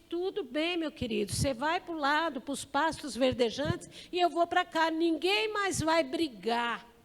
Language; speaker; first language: Portuguese; native; Portuguese